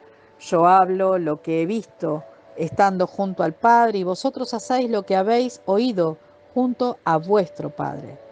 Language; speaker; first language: Spanish; native; Spanish